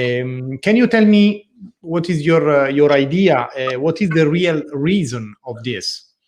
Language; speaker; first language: English; non-native, learner; Italian